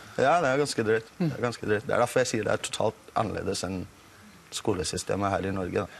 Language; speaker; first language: Norwegian; non-native, fluent; English